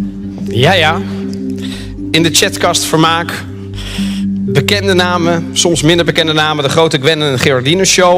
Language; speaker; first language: Dutch; native; Dutch